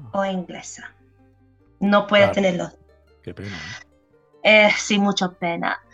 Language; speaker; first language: Spanish; non-native, fluent; English